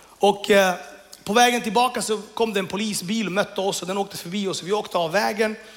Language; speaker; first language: Swedish; early bilingual, other home language; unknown